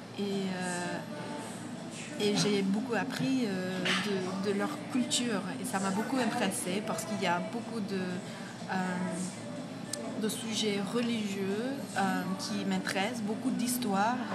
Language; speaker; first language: French; non-native, fluent; English